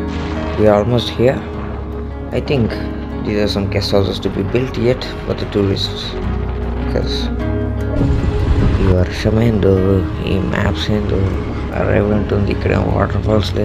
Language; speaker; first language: English; non-native, local second language; Telugu